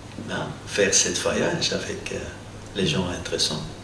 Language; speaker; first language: French; non-native, local second language; Dutch